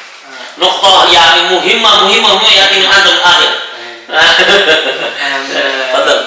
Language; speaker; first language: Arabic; non-native, fluent; Indonesian